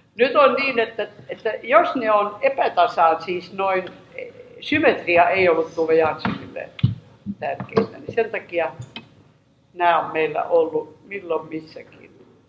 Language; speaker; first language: Finnish; non-native, local second language; Swedish